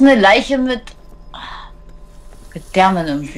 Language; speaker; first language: German; native; German